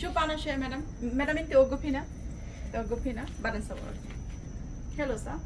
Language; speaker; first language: Arabic; non-native, learner; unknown